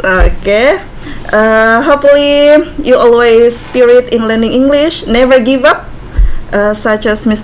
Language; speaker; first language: English; non-native, learner; Indonesian